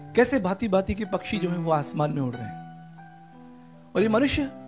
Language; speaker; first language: Hindi; native; Hindi